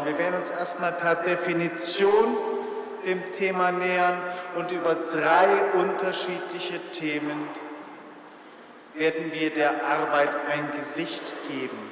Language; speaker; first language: German; native; German